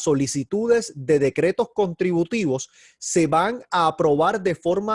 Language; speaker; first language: Spanish; native; Spanish